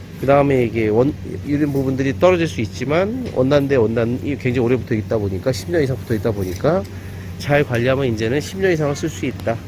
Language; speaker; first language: Korean; native; Korean